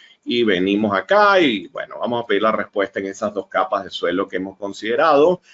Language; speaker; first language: Spanish; native; Spanish